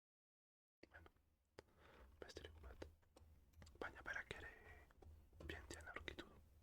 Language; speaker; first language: Basque; non-native, learner; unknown